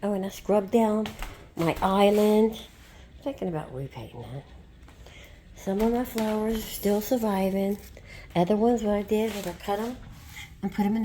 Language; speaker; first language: English; native; English